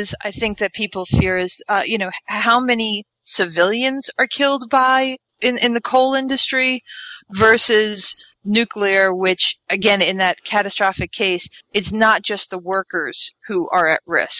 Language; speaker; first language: English; native; English